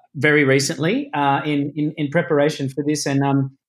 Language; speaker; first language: English; native; English